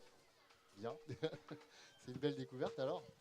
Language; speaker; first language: French; native; French